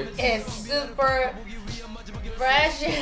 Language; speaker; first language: English; non-native, learner; Korean